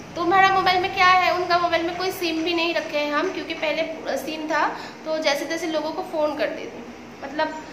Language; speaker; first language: Hindi; non-native, local second language; Bangla